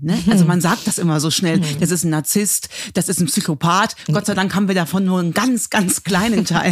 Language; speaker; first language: German; native; German